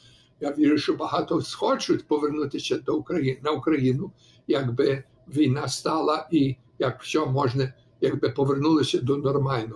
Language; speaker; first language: Ukrainian; early bilingual, heritage; Ukrainian